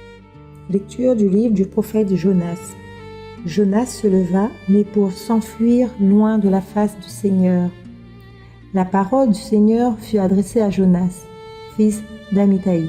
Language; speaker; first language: French; native; French